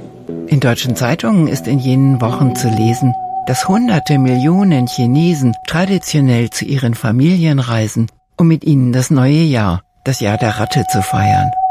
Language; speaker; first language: German; native; German